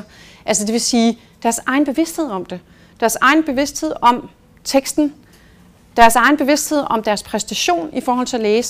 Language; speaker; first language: Danish; native; Danish